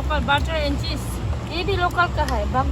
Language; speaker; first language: Hindi; non-native, learner; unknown